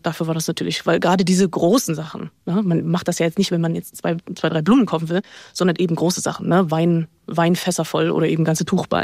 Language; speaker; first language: German; native; German